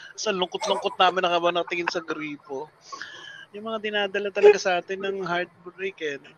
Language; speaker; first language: Filipino; native; Filipino